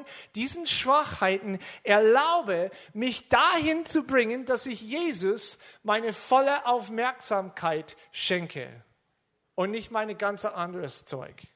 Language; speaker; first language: German; non-native, fluent; English